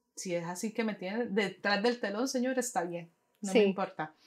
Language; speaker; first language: Spanish; early bilingual, heritage; Spanish